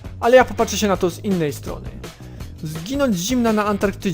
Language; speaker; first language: Polish; native; Polish